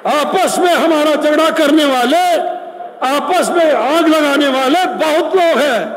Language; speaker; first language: Hindi; non-native, local second language; Kannada